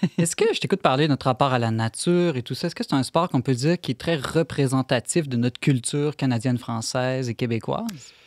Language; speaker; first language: French; native; French